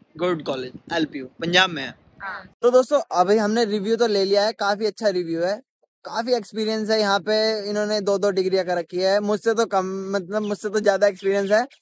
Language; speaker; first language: Hindi; native; Hindi